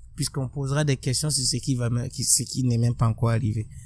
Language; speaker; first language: French; non-native, local second language; Mossi